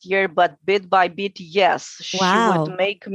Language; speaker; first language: English; non-native, fluent; Romanian